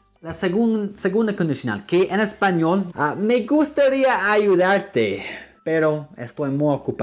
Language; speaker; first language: Spanish; non-native, fluent; English